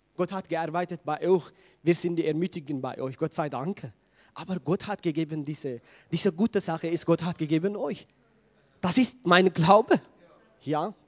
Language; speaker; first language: German; non-native, learner; Tigrinya